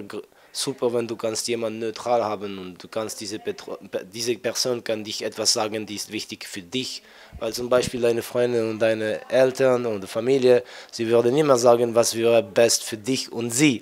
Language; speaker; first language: German; non-native, fluent; French